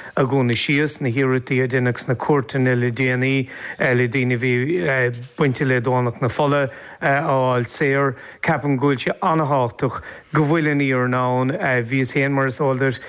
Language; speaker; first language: Irish; native; Irish